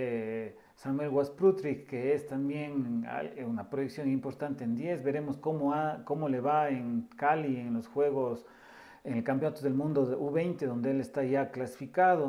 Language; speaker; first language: Spanish; native; Spanish